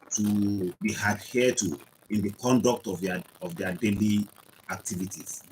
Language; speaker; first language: English; non-native, local second language; Yoruba